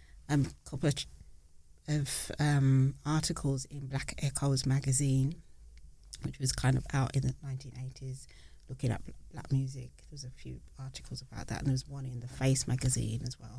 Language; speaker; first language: English; native; English